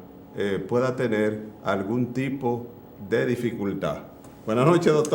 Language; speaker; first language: Spanish; native; Spanish